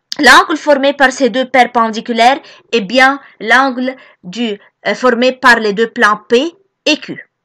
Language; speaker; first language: French; non-native, local second language; Arabic